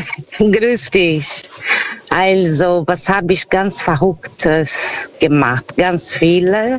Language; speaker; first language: German; non-native, fluent; Portuguese